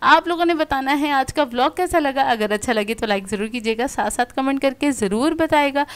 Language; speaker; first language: Hindi; native; Hindi